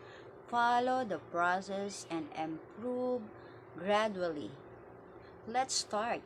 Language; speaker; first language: English; non-native, learner; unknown